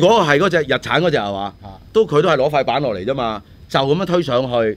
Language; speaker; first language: Cantonese; native; Cantonese